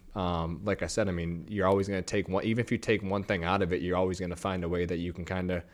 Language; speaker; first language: English; native; English